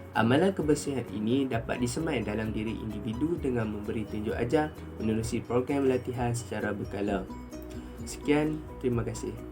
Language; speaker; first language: Malay; native; Malay